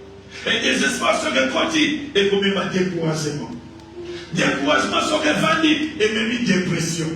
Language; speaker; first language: French; non-native, local second language; Lingala